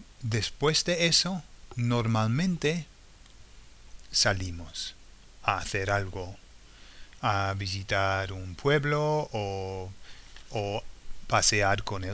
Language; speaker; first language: Spanish; non-native, fluent; English